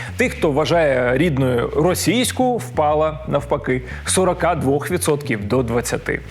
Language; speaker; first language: Ukrainian; native; Ukrainian